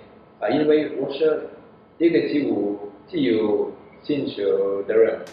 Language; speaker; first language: Chinese; non-native, learner; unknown